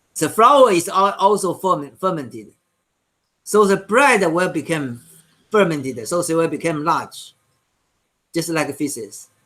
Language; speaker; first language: English; non-native, learner; Chinese